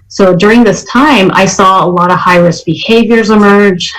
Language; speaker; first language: English; native; English